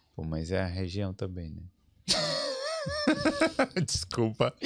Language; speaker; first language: Portuguese; native; Portuguese